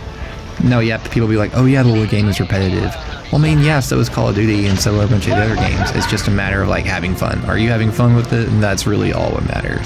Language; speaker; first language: English; native; English